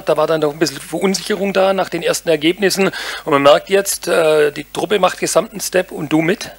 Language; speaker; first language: German; native; German